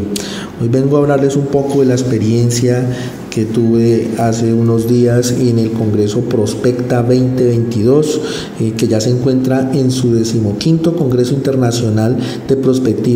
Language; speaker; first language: Spanish; native; Spanish